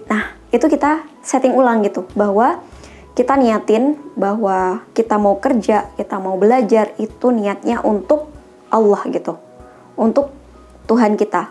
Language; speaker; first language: Indonesian; native; Indonesian